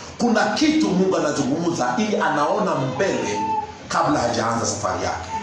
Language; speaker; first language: Swahili; non-native, local second language; Luyia